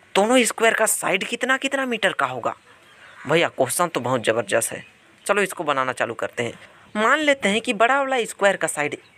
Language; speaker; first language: Hindi; native; Hindi